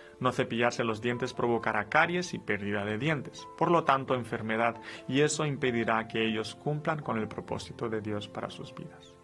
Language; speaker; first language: Spanish; non-native, fluent; Romanian